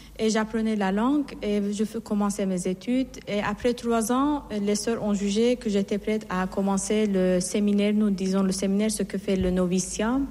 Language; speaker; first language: French; non-native, fluent; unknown